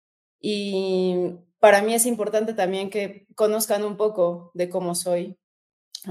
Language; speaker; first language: Spanish; native; Spanish